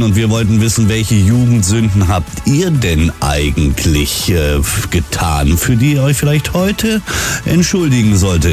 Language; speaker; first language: German; native; German